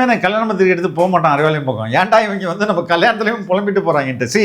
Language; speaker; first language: Tamil; native; Tamil